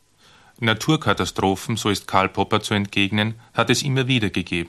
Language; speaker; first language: German; native; German